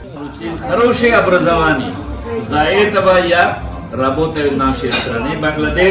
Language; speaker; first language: Russian; non-native, learner; Bangla